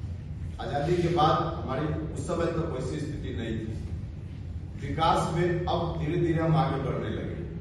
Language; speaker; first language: Hindi; native; Hindi